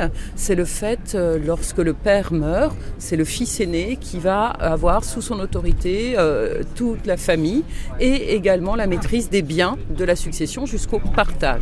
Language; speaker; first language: French; native; French